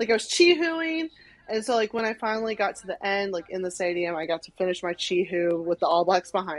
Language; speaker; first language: English; native; English